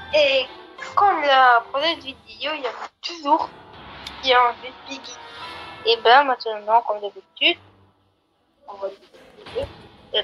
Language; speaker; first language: French; native; French